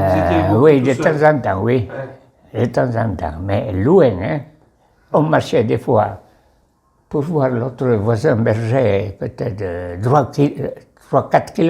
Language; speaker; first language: French; non-native, local second language; Basque